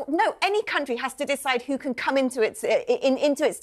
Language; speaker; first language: English; native; English